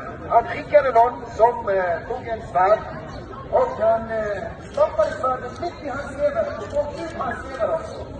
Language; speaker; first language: Swedish; non-native, learner; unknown